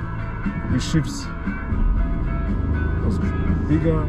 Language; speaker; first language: English; non-native, learner; German